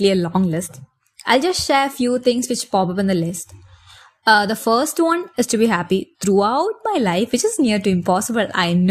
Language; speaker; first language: English; non-native, local second language; Malayalam